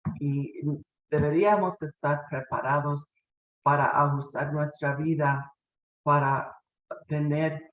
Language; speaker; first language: Spanish; non-native, fluent; English